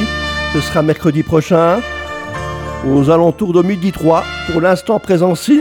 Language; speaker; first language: French; native; French